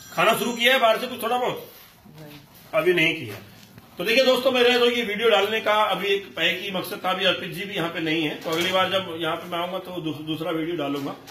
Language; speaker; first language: Hindi; non-native, local second language; Malayalam